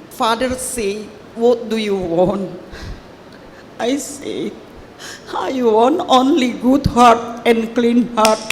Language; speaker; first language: English; non-native, learner; Indonesian